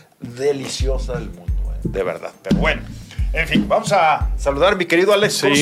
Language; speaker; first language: Spanish; native; Spanish